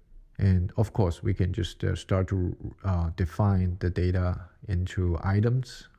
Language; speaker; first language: English; non-native, fluent; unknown